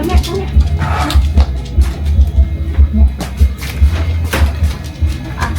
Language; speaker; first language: Thai; native; Thai